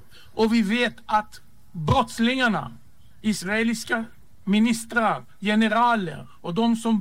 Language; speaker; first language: Swedish; non-native, fluent; Hebrew